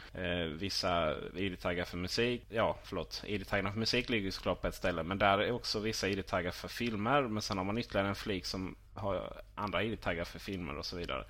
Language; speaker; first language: Swedish; native; Swedish